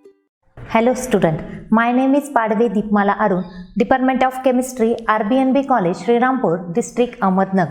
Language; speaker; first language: English; non-native, local second language; Marathi